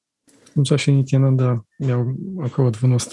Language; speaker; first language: Polish; native; Polish